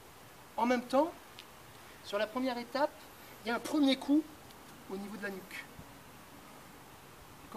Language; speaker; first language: French; native; French